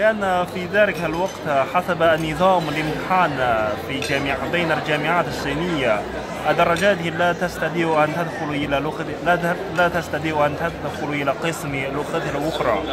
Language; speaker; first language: Arabic; non-native, learner; Chinese